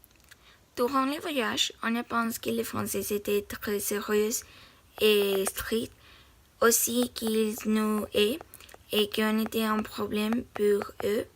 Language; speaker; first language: French; non-native, learner; Spanish